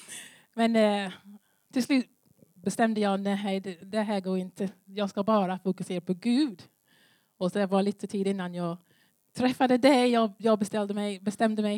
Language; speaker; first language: Swedish; non-native, learner; English